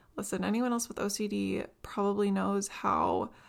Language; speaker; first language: English; native; English